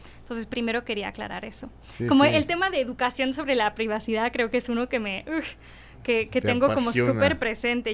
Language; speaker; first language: Spanish; early bilingual, heritage; Spanish